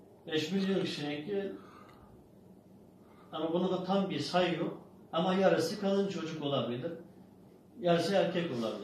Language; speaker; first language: Turkish; non-native, learner; Uyghur